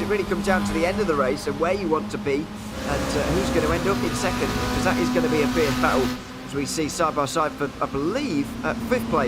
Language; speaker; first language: English; native; English